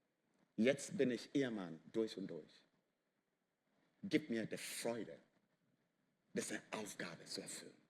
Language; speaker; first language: German; non-native, fluent; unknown